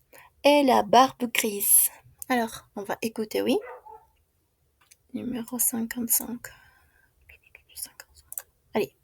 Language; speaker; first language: French; non-native, fluent; Spanish